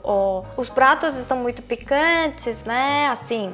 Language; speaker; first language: Portuguese; non-native, fluent; Korean